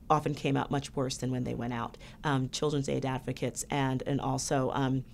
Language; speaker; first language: English; native; English